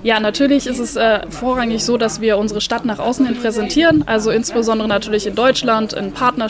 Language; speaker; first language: German; native; German